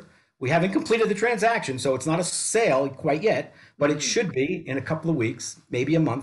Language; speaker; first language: English; native; English